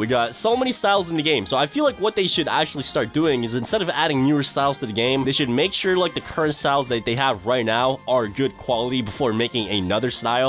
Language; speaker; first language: English; native; English